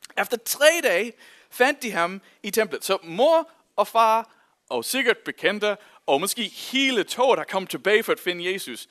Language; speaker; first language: Danish; non-native, fluent; English